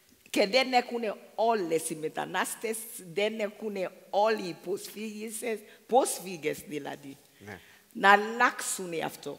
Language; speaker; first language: Greek; non-native, fluent; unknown